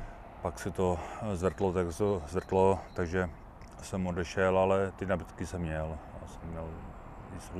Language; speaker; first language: Czech; native; Czech